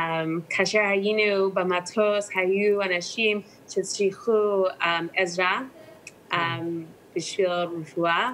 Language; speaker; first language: Hebrew; non-native, learner; English